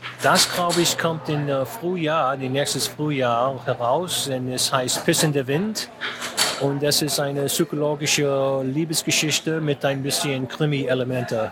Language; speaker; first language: German; non-native, fluent; English